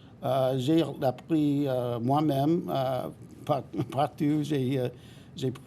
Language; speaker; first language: French; non-native, fluent; English